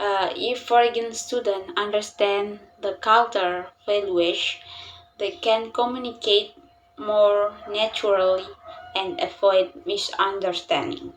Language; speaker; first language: English; non-native, learner; Indonesian